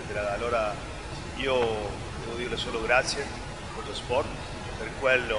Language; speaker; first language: Italian; non-native, fluent; Spanish